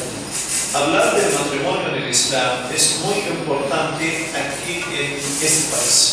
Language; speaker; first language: Spanish; non-native, fluent; Arabic